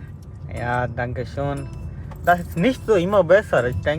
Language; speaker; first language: German; non-native, learner; Urdu